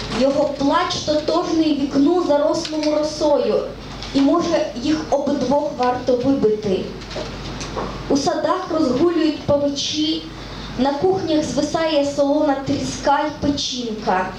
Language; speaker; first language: Ukrainian; native; Ukrainian